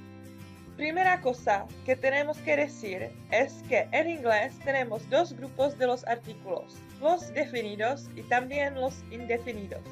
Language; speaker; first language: Spanish; non-native, fluent; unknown